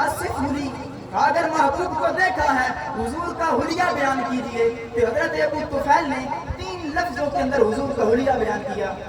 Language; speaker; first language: Urdu; non-native, local second language; Punjabi